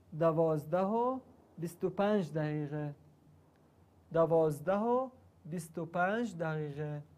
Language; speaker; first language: Persian; non-native, learner; Arabic